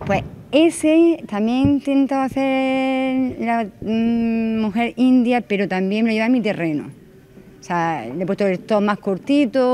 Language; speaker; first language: Spanish; native; Spanish